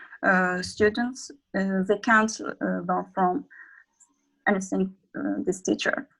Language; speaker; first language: English; non-native, learner; Azerbaijani